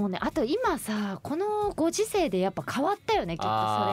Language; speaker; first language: Japanese; native; Japanese